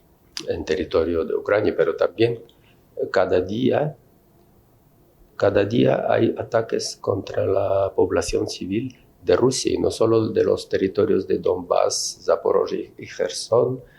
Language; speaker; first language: Spanish; non-native, fluent; Russian